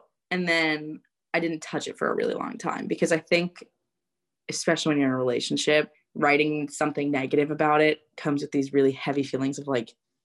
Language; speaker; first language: English; native; English